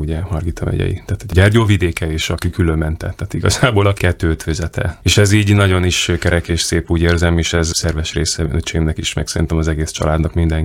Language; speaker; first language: Hungarian; native; Hungarian